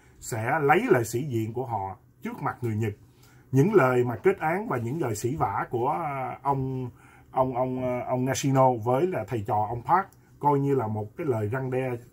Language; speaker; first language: Vietnamese; native; Vietnamese